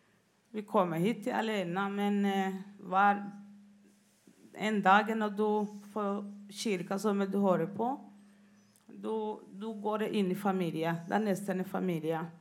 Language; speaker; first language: Norwegian; non-native, learner; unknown